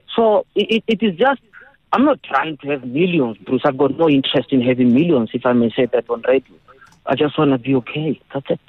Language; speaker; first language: English; non-native, local second language; Northern Sotho